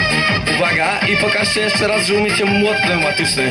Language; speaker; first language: Polish; native; Polish